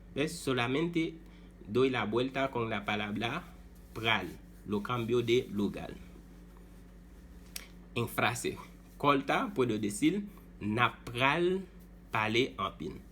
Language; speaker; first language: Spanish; non-native, fluent; Haitian Creole